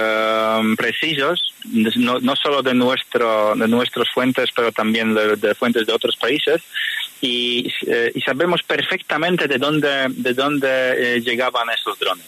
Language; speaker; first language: Spanish; non-native, fluent; Polish